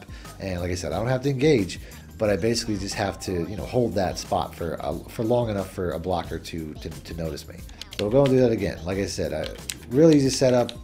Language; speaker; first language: English; native; English